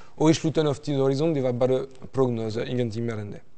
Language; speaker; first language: Norwegian; non-native, fluent; French